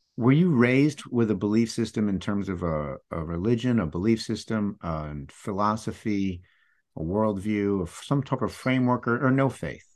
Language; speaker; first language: English; native; English